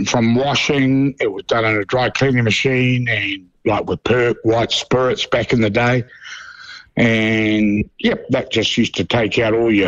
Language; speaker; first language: English; native; English